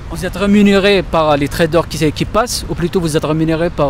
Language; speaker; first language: French; native; French